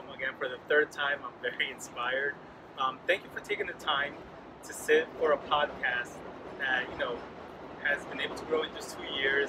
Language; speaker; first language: English; early bilingual, other home language; Spanish